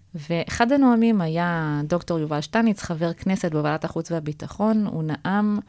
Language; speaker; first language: Hebrew; native; Hebrew